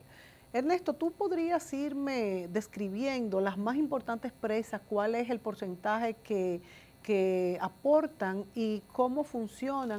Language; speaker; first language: Spanish; native; Spanish